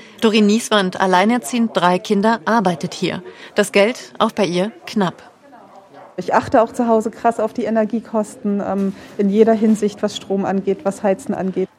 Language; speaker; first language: German; native; German